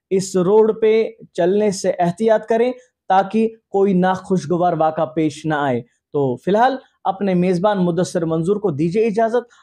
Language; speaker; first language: Urdu; non-native, local second language; Kashmiri